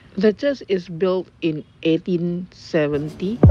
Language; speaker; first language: English; non-native, learner; Indonesian